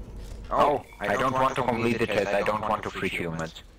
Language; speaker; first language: English; non-native, learner; German